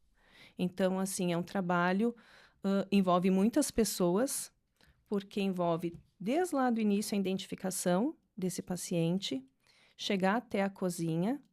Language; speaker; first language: Portuguese; native; Portuguese